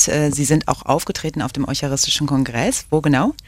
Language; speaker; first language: German; native; German